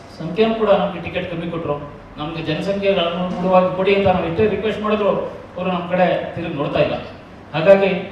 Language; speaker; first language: Kannada; non-native, local second language; Lambadi